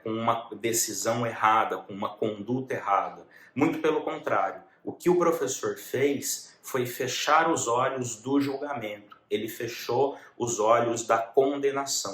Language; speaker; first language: Portuguese; native; Portuguese